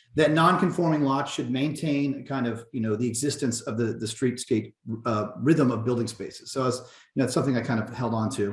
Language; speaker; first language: English; native; English